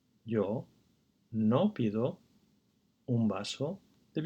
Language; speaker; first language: Spanish; non-native, fluent; English